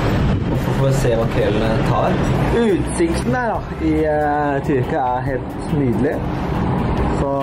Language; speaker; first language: Norwegian; native; Norwegian